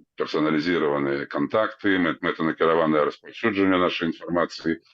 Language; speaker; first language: Belarusian; non-native, local second language; Russian